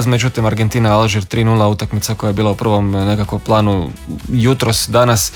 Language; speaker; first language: Serbian; native; Serbian